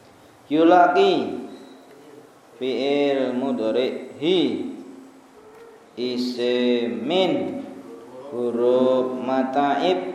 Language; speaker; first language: Arabic; non-native, learner; Indonesian